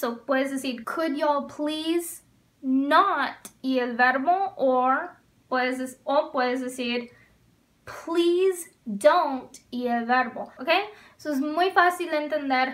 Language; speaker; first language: Spanish; non-native, fluent; English